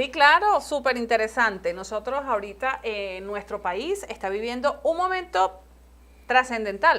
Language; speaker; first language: Spanish; native; Spanish